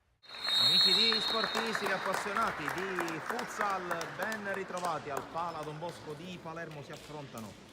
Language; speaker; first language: Italian; native; Italian